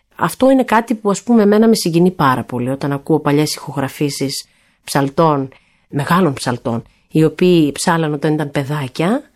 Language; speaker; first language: Greek; early bilingual, heritage; Greek